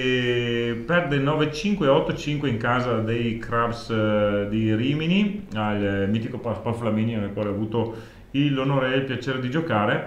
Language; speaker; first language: Italian; native; Italian